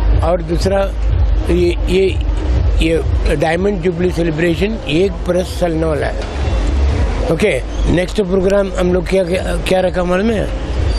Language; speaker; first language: Hindi; non-native, local second language; Tamil